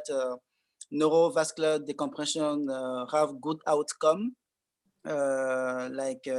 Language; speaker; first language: English; non-native, learner; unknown